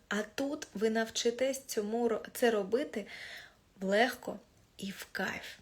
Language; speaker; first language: Ukrainian; non-native, local second language; Russian